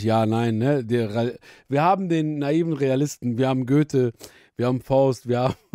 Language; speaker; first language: German; native; German